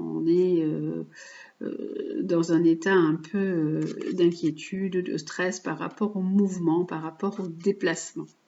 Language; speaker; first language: French; native; French